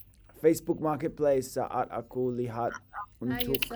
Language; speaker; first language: Indonesian; non-native, learner; English